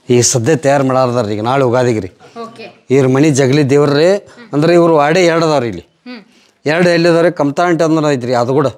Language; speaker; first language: Kannada; native; Kannada